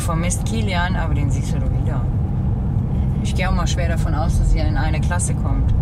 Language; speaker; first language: German; native; German